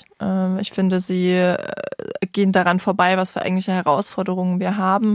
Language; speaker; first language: German; native; German